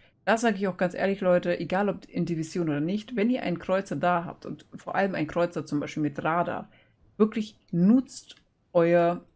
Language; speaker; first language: German; native; German